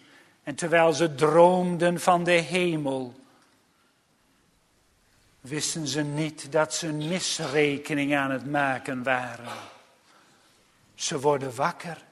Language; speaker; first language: Dutch; native; Dutch